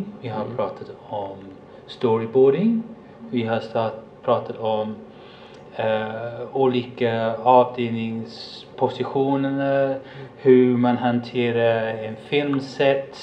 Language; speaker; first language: Swedish; non-native, fluent; English